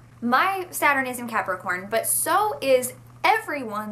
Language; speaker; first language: English; native; English